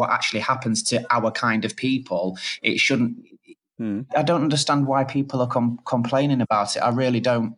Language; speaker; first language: English; native; English